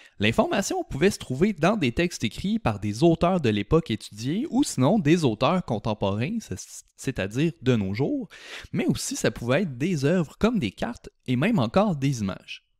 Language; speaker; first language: French; native; French